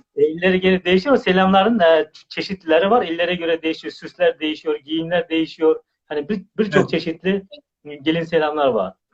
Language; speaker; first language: Turkish; non-native, fluent; Uzbek